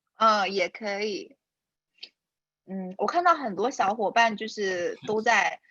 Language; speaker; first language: Chinese; native; Chinese